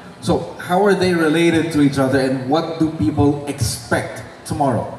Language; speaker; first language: English; non-native, local second language; Filipino